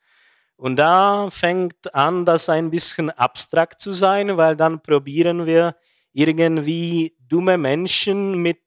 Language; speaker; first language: German; non-native, fluent; Czech